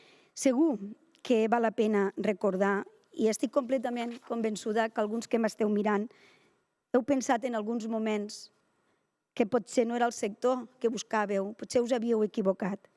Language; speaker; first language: Catalan; native; Catalan